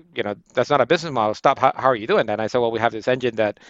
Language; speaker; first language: English; non-native, fluent; Spanish